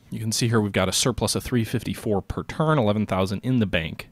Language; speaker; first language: English; native; English